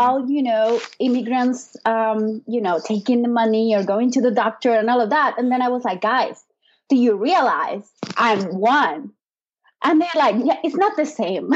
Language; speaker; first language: English; non-native, fluent; Spanish